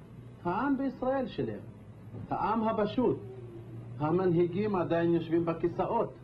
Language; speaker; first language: Hebrew; non-native, local second language; Arabic